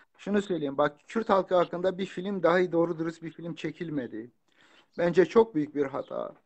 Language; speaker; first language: Turkish; non-native, local second language; Kurdish